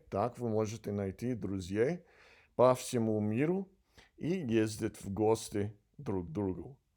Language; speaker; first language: Russian; non-native, learner; English